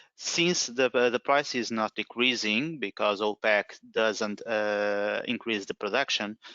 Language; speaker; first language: English; non-native, fluent; Portuguese